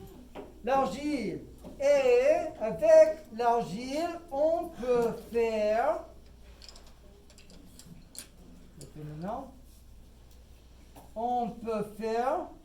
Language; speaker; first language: French; non-native, fluent; English